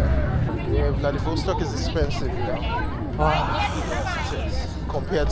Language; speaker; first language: English; non-native, learner; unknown